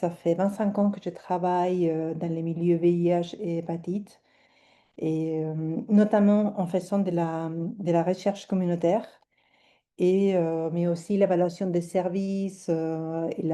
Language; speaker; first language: French; non-native, fluent; Spanish